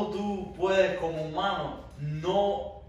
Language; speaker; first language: Spanish; early bilingual, heritage; Spanish